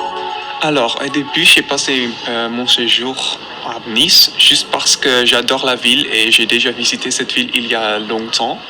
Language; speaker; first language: French; non-native, fluent; Dutch